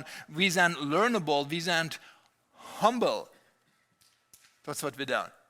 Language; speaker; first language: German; non-native, learner; Low German